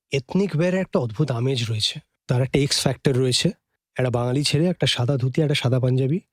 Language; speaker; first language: Bangla; native; Bangla